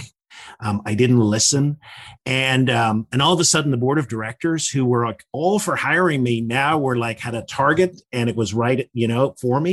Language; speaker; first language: English; native; English